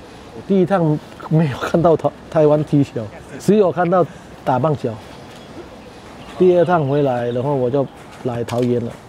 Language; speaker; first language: Chinese; non-native, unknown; Thai